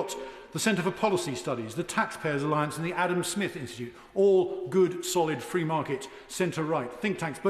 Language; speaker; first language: English; native; English